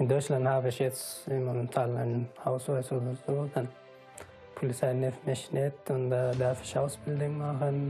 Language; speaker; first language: German; non-native, learner; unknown